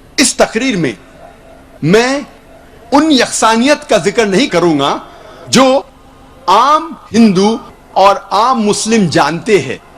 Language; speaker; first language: Urdu; non-native, local second language; Konkani